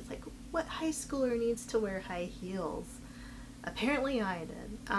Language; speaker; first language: English; native; English